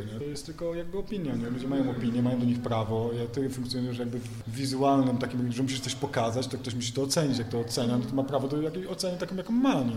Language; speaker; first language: Polish; native; Polish